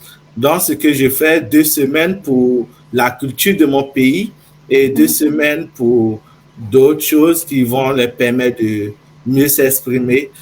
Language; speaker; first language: French; non-native, fluent; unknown